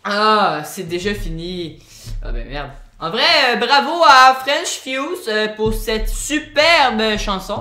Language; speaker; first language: French; native; French